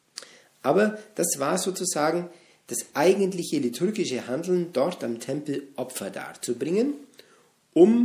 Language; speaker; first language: German; native; German